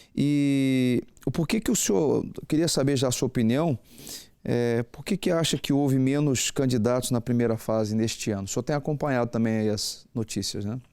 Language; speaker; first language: Portuguese; native; Portuguese